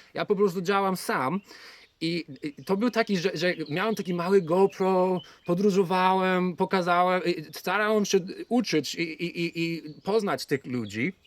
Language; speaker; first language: Polish; non-native, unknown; English